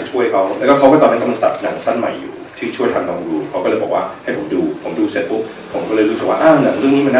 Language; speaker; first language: Thai; early bilingual, heritage; Thai